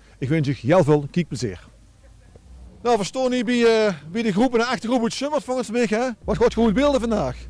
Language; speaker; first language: Dutch; native; Dutch